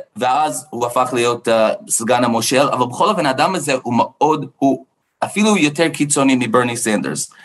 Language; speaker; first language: Hebrew; non-native, fluent; English